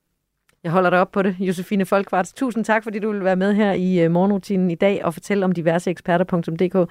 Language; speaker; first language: Danish; native; Danish